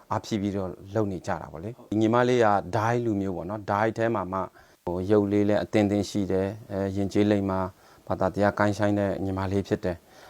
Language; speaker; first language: Burmese; non-native, local second language; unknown